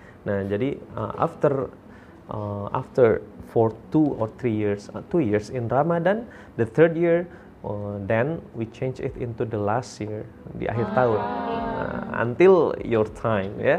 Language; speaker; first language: English; non-native, fluent; Indonesian